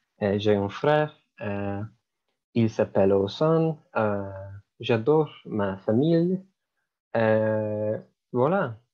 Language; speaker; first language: French; non-native, learner; Turkish